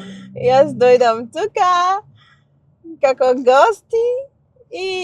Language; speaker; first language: Macedonian; non-native, learner; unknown